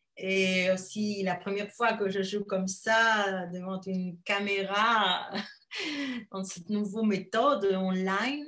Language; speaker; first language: French; non-native, fluent; Spanish